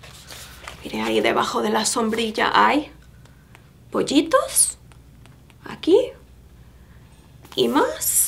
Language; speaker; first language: Spanish; non-native, fluent; English